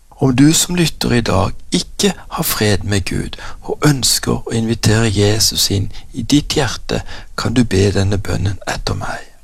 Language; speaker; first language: Norwegian; native; Norwegian